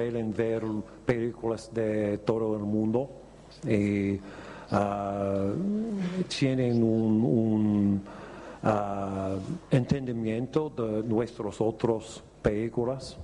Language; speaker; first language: Spanish; non-native, fluent; English